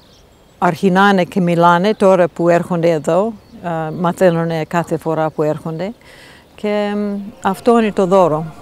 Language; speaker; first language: Greek; non-native, fluent; English